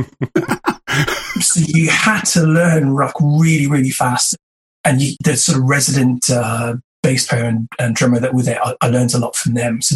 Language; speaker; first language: English; native; English